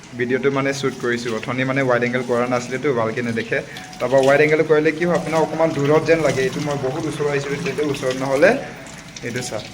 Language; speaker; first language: Assamese; non-native, local second language; Bodo